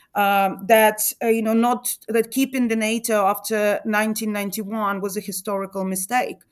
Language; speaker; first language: English; non-native, fluent; Ukrainian